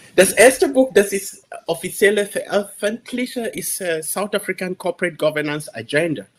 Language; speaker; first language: German; non-native, learner; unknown